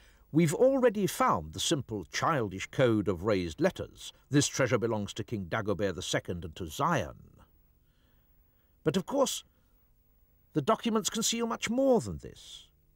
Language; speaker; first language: English; native; English